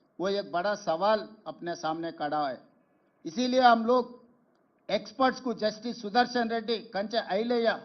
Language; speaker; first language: Hindi; non-native, local second language; Telugu